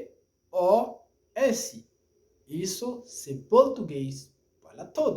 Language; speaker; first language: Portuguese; non-native, fluent; Haitian Creole